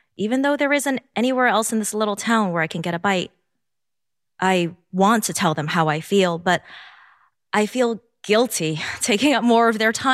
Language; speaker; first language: English; non-native, local second language; Cantonese